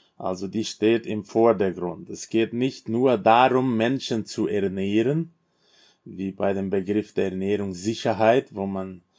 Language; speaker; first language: German; non-native, fluent; Portuguese